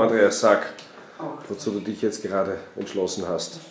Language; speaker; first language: German; native; German